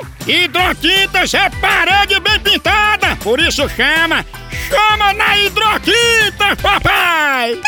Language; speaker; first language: Portuguese; native; Portuguese